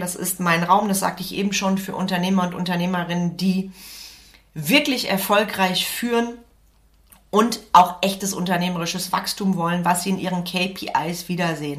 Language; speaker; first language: German; native; German